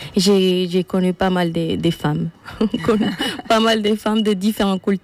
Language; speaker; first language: French; non-native, fluent; Spanish